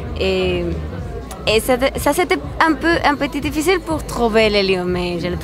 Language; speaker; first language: French; non-native, learner; Spanish